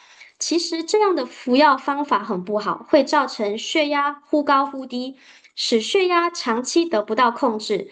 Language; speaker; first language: Chinese; native; Chinese